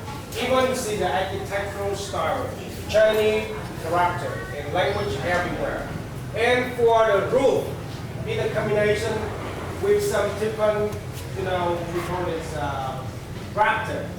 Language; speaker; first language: English; non-native, fluent; Vietnamese